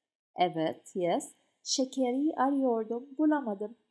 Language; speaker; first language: Turkish; non-native, fluent; Arabic